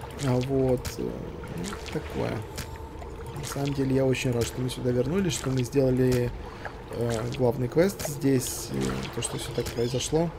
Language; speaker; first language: Russian; native; Russian